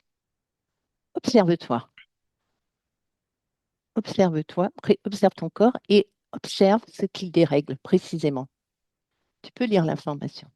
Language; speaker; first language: French; native; French